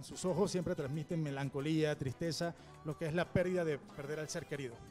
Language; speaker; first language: Spanish; native; Spanish